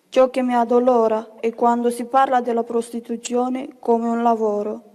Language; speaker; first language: Italian; non-native, fluent; Bulgarian